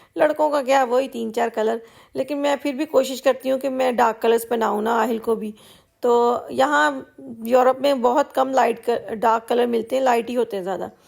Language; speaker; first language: Urdu; non-native, local second language; Punjabi